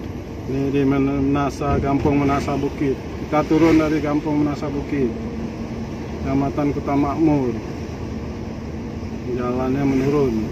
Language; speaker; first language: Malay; non-native, local second language; Achinese